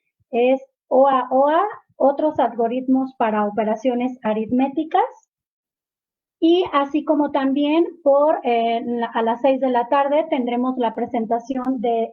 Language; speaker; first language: Spanish; native; Spanish